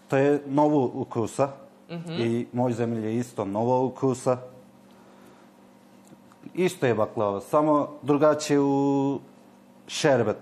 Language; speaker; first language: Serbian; non-native, learner; Turkish